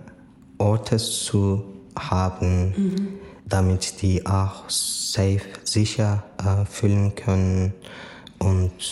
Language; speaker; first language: German; non-native, learner; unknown